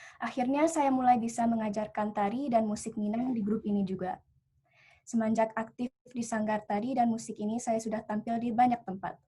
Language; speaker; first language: Indonesian; early bilingual, heritage; Indonesian